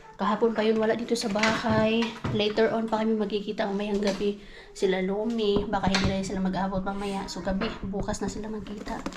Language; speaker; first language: Filipino; native; Filipino